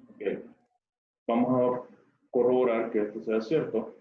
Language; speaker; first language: Spanish; native; Spanish